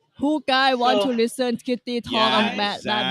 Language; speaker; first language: English; non-native, learner; Thai